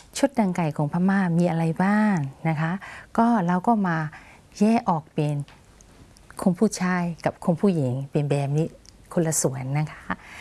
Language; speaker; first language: Thai; non-native, fluent; Burmese